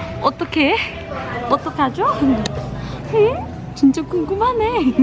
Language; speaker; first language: Korean; non-native, learner; Vietnamese